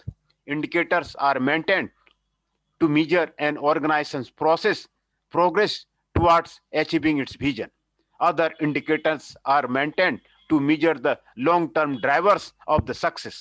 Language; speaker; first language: English; non-native, local second language; Hindi